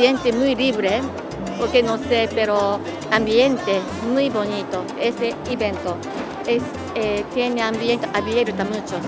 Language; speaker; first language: Spanish; non-native, learner; Japanese